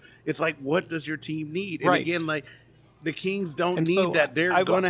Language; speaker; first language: English; native; English